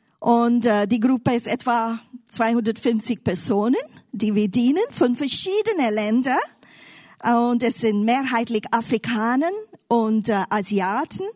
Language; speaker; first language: German; non-native, fluent; English